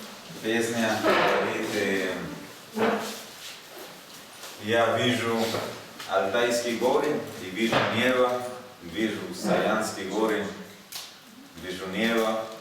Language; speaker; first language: Russian; non-native, learner; Spanish